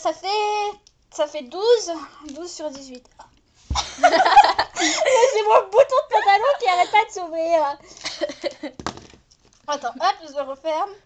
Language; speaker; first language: French; native; French